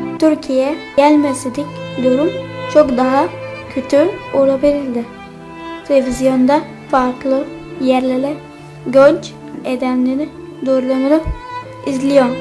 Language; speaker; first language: Turkish; early bilingual, other home language; Arabic